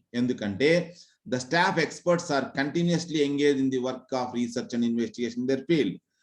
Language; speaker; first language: English; non-native, local second language; Telugu